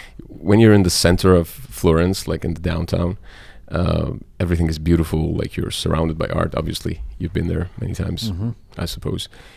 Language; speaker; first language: English; non-native, fluent; Persian